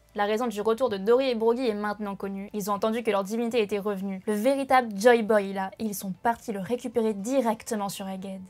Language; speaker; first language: French; native; French